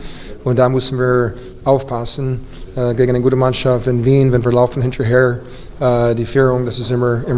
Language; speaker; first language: German; non-native, fluent; English